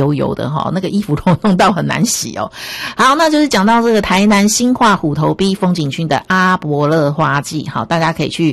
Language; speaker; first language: Chinese; native; Chinese